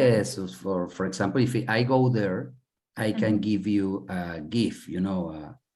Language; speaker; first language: English; non-native, learner; Spanish